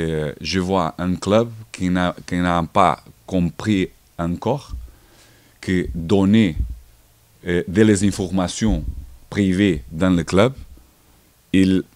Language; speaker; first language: French; non-native, learner; Portuguese